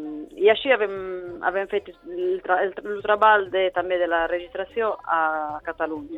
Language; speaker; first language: Catalan; non-native, local second language; Italian